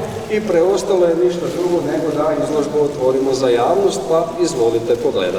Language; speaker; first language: Croatian; native; Croatian